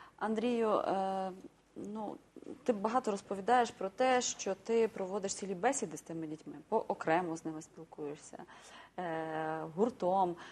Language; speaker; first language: Ukrainian; native; Ukrainian